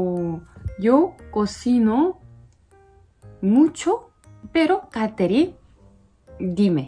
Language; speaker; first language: Spanish; non-native, learner; Korean